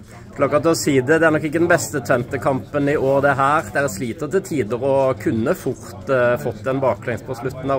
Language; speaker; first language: Norwegian; native; Norwegian